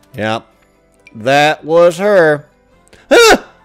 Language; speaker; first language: English; native; English